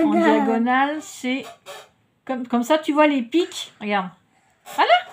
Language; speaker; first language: French; native; French